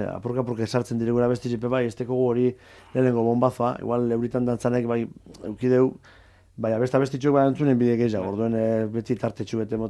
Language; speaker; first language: Basque; native; Basque